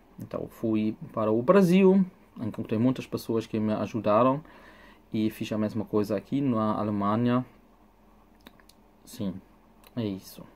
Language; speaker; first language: Portuguese; non-native, fluent; German